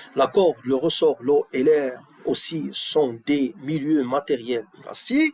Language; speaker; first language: French; non-native, local second language; Arabic